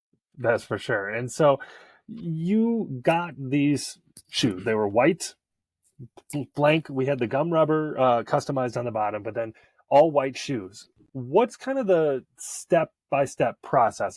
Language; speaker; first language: English; native; English